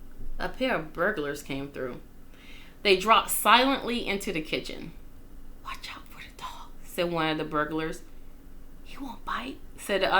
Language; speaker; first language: English; native; English